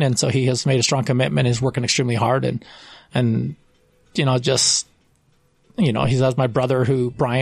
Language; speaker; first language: English; non-native, fluent; Spanish